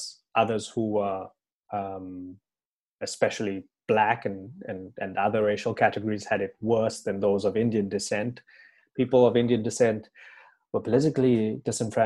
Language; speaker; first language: English; native; English